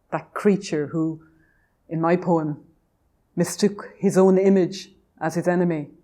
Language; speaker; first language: English; native; English